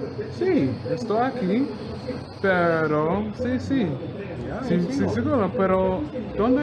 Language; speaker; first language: Spanish; non-native, learner; English